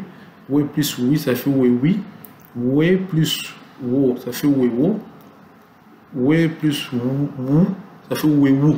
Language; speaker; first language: French; non-native, local second language; Lingala